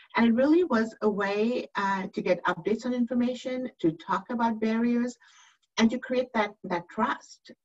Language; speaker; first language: English; native; English